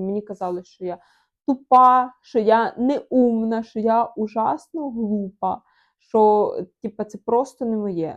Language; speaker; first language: Ukrainian; non-native, local second language; Russian